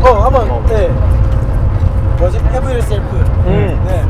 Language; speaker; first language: Korean; native; Korean